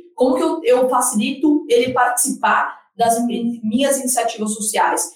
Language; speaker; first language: Portuguese; native; Portuguese